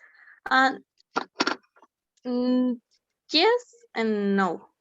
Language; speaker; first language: English; non-native, learner; Spanish